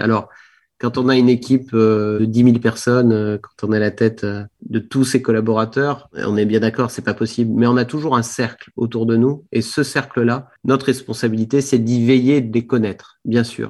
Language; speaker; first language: French; native; French